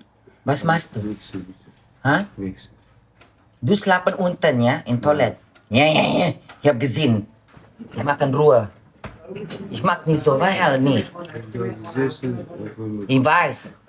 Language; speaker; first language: German; non-native, learner; Indonesian